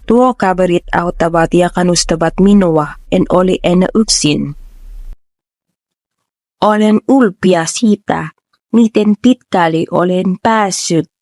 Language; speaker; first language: Finnish; non-native, learner; Filipino